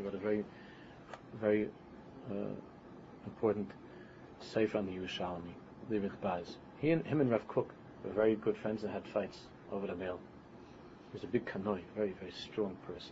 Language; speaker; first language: English; native; English